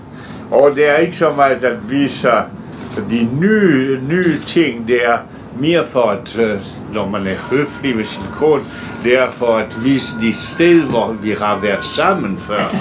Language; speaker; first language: Danish; non-native, fluent; French